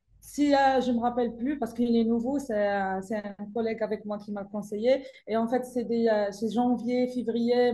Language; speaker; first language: French; non-native, local second language; Arabic